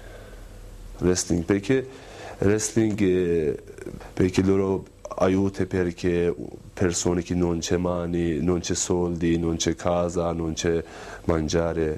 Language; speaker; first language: Italian; non-native, learner; Persian